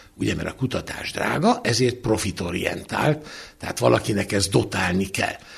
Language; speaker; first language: Hungarian; native; Hungarian